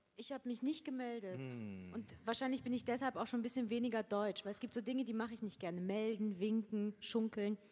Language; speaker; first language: German; early bilingual, other home language; Kurdish